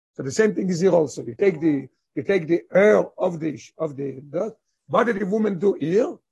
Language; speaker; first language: English; non-native, fluent; Hebrew